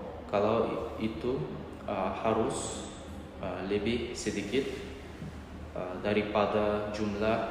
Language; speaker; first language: Indonesian; non-native, learner; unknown